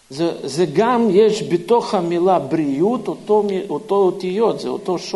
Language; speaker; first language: Hebrew; non-native, fluent; Russian